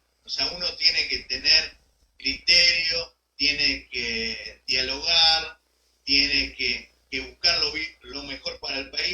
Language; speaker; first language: Spanish; native; Spanish